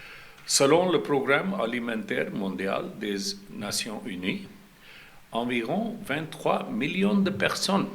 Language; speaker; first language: French; non-native, fluent; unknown